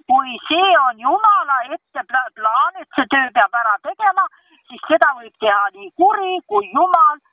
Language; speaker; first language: Estonian; non-native, local second language; Russian